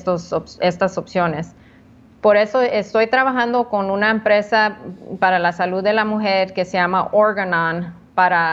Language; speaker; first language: Spanish; early bilingual, heritage; Spanish